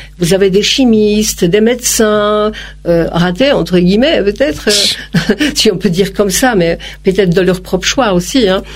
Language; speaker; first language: French; non-native, fluent; Polish